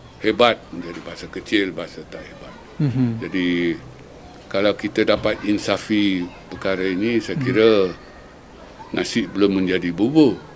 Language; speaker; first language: Malay; native; Malay